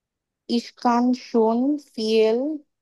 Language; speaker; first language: German; non-native, learner; Bangla